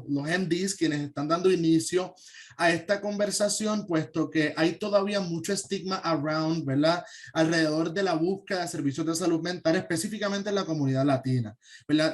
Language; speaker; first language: Spanish; native; Spanish